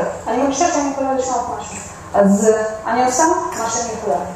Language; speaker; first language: Hebrew; non-native, fluent; Russian